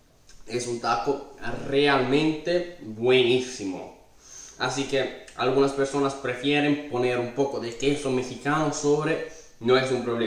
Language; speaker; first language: Spanish; non-native, fluent; Italian